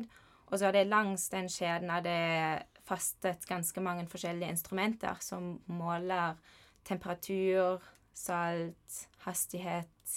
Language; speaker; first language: Norwegian; non-native, fluent; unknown